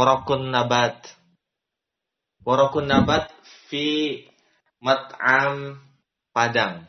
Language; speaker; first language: Arabic; non-native, learner; Indonesian